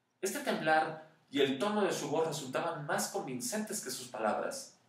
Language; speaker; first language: Spanish; native; Spanish